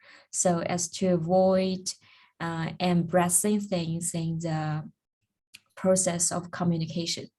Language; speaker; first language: English; non-native, learner; Chinese